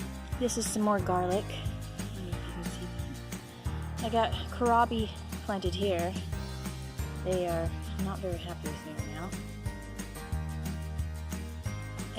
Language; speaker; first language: English; native; English